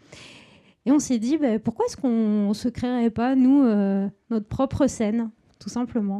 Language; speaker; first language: French; native; French